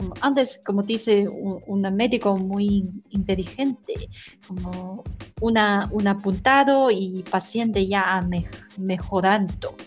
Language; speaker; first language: Spanish; non-native, learner; Chinese